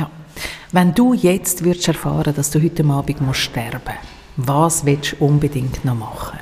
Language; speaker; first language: German; native; German